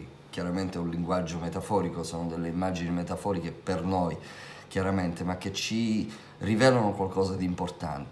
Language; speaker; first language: Italian; native; Italian